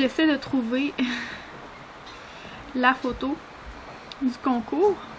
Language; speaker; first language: French; native; French